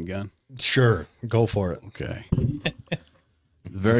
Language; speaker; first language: English; native; English